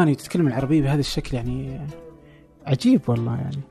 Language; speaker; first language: Arabic; native; Arabic